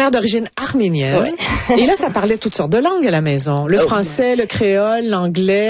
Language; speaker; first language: French; native; French